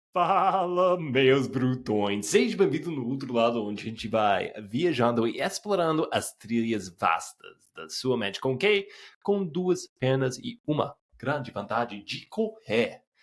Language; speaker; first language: Portuguese; non-native, fluent; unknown